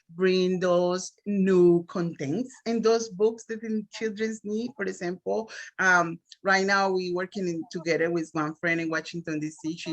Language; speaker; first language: English; non-native, learner; Spanish